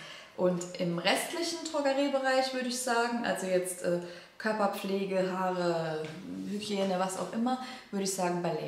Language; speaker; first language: German; native; German